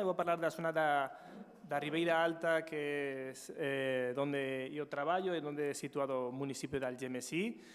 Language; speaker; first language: Italian; non-native, learner; Spanish